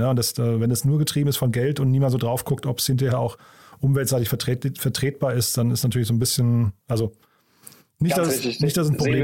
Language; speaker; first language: German; native; German